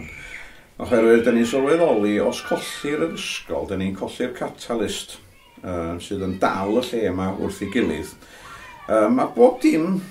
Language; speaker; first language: Welsh; native; Welsh